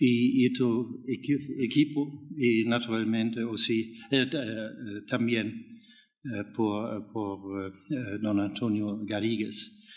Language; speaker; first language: Spanish; non-native, fluent; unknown